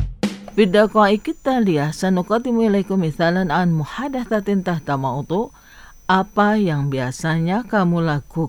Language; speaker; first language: Arabic; non-native, fluent; Indonesian